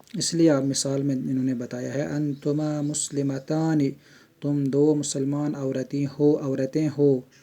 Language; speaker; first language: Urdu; non-native, local second language; Kashmiri